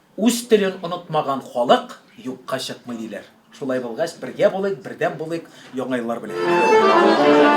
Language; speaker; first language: Tatar; native; Tatar